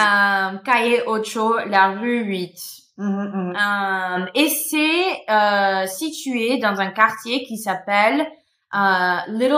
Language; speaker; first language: French; non-native, fluent; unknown